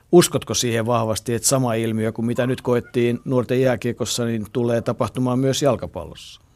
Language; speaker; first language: Finnish; native; Finnish